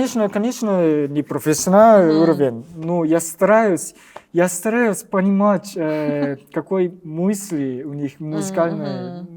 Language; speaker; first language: Russian; non-native, learner; Japanese